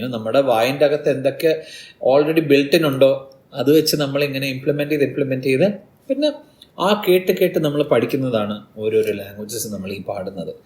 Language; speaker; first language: Malayalam; early bilingual, heritage; Malayalam